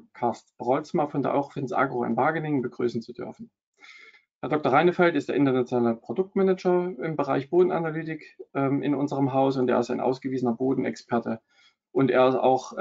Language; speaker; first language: German; native; German